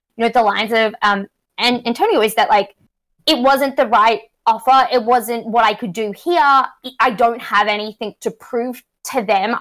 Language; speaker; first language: English; native; English